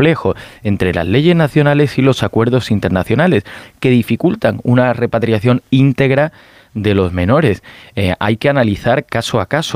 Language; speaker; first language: Spanish; native; Spanish